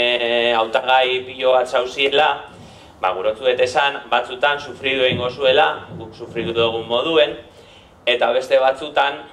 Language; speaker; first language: Basque; native; Basque